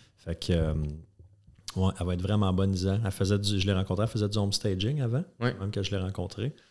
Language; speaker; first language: French; native; French